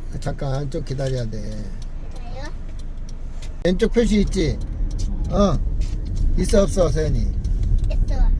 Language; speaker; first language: Korean; native; Korean